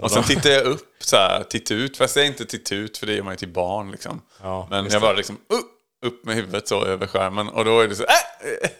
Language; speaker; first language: Swedish; native; Swedish